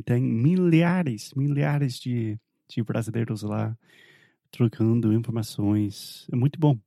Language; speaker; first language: Portuguese; non-native, fluent; English